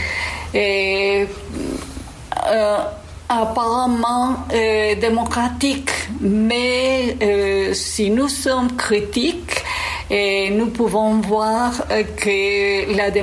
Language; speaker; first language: French; non-native, fluent; Spanish